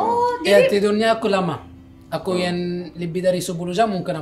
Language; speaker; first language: Indonesian; non-native, learner; Arabic